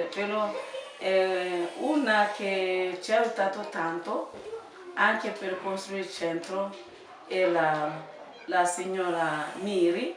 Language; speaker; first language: Italian; non-native, learner; French